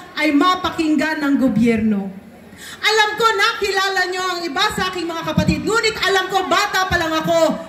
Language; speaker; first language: Filipino; native; Filipino